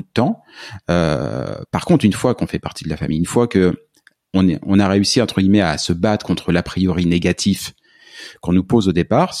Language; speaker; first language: French; native; French